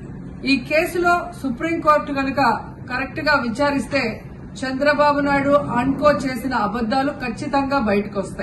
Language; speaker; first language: Telugu; native; Telugu